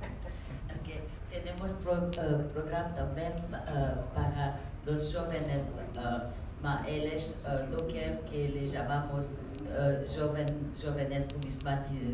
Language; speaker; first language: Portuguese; non-native, learner; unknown